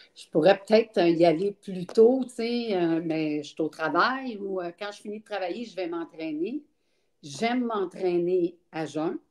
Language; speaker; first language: French; native; French